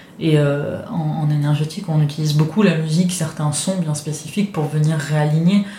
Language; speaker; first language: French; non-native, fluent; Italian